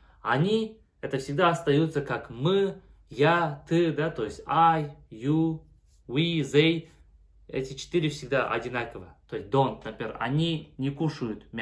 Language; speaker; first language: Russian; non-native, local second language; Kazakh